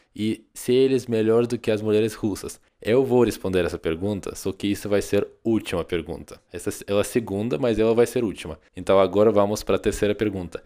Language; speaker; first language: Portuguese; non-native, fluent; Russian